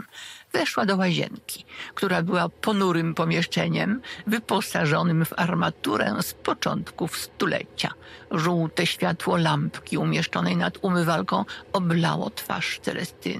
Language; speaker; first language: Polish; native; Polish